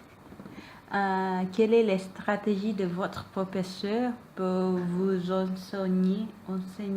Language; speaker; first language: French; non-native, learner; Malay